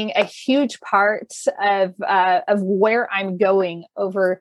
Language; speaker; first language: English; native; English